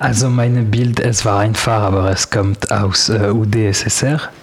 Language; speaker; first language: German; non-native, learner; French